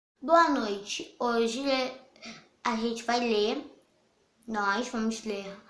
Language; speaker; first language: Portuguese; native; Portuguese